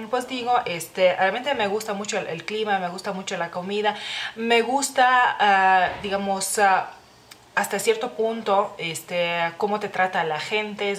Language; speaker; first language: Spanish; non-native, fluent; Lithuanian